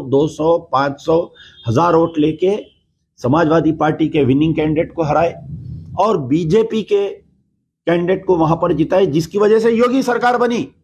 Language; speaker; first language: Hindi; non-native, local second language; Urdu